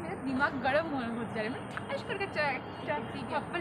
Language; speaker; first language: Hindi; non-native, local second language; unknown